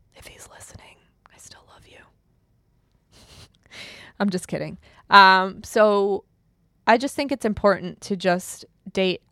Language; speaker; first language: English; early bilingual, other home language; German